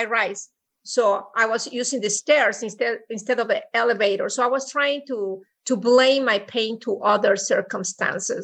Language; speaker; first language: English; non-native, fluent; Spanish